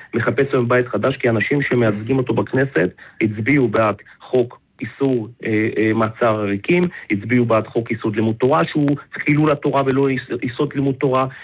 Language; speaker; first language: Hebrew; non-native, fluent; Russian